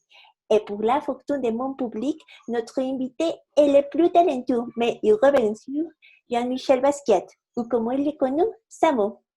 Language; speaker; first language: French; non-native, learner; Spanish